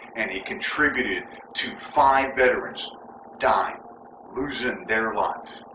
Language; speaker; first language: English; native; English